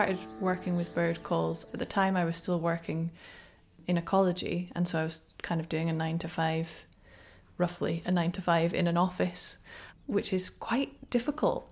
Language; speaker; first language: English; native; English